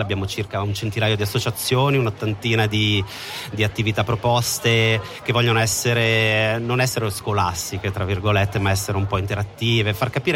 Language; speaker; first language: Italian; native; Italian